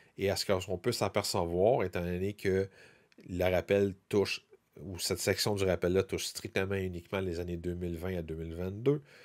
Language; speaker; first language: French; native; French